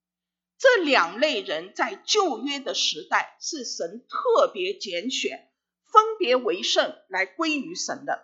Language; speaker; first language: Chinese; native; Chinese